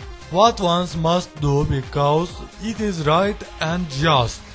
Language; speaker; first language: English; non-native, learner; Turkish